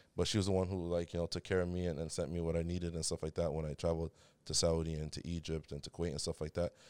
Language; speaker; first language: English; native; English